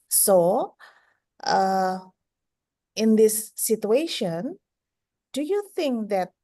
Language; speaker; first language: English; non-native, fluent; Indonesian